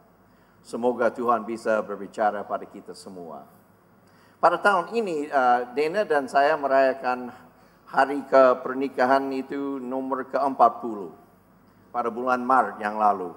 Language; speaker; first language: Indonesian; non-native, fluent; English